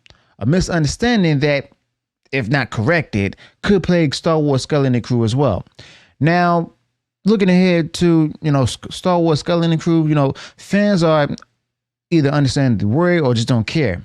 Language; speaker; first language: English; native; English